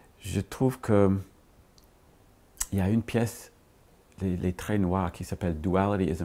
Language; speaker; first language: French; non-native, fluent; English